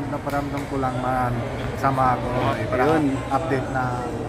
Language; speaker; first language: Filipino; non-native, learner; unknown